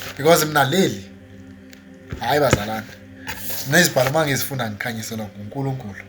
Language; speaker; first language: Zulu; non-native, local second language; Xhosa